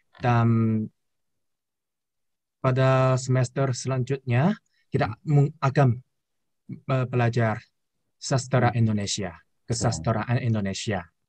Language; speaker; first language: Indonesian; non-native, learner; Chinese